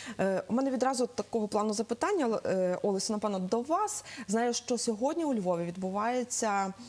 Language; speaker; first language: Ukrainian; native; Ukrainian